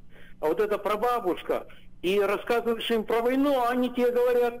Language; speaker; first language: Russian; native; Russian